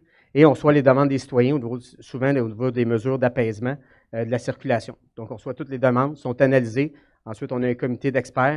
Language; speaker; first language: French; native; French